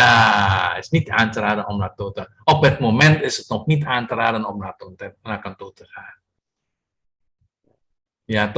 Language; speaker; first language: Dutch; non-native, fluent; Indonesian